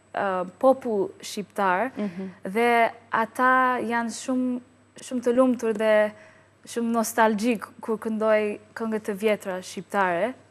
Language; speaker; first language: Albanian; non-native, learner; English